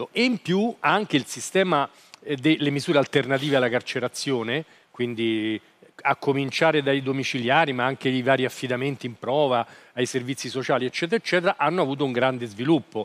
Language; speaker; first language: Italian; native; Italian